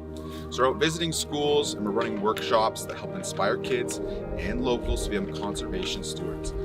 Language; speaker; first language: English; native; English